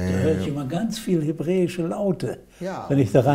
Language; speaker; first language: German; native; German